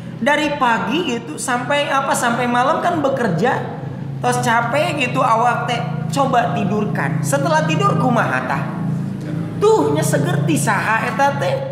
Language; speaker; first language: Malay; non-native, local second language; Sundanese